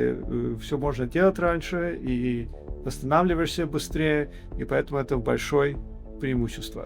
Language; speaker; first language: Russian; early bilingual, heritage; English